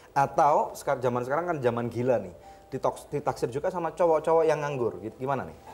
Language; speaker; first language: Indonesian; native; Indonesian